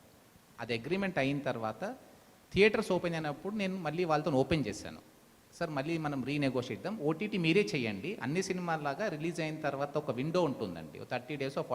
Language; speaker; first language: Telugu; native; Telugu